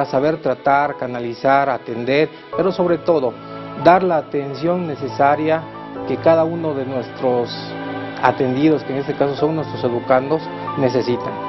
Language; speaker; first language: Spanish; native; Spanish